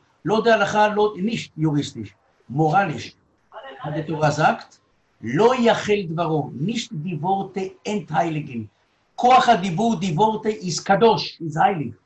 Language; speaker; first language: German; non-native, learner; Hebrew